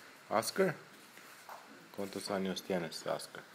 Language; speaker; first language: Spanish; non-native, learner; English